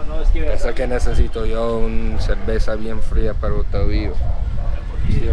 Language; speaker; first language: Spanish; non-native, learner; English